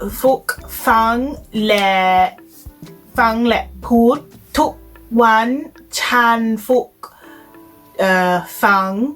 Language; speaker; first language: Thai; non-native, learner; English